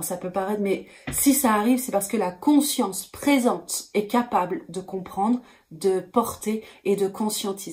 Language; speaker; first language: French; native; French